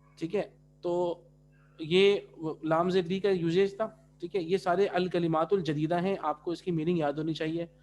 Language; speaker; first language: Urdu; native; Urdu